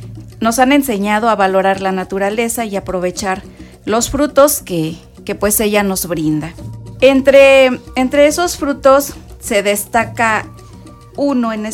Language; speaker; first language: Spanish; non-native, local second language; Nahuatl languages